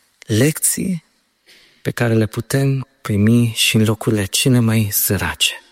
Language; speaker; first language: Romanian; native; Romanian